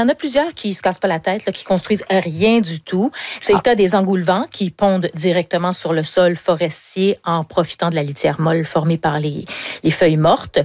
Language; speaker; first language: French; native; French